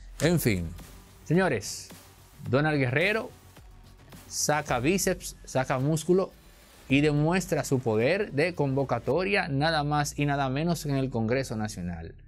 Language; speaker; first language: Spanish; native; Spanish